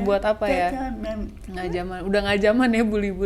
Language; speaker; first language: Indonesian; native; Indonesian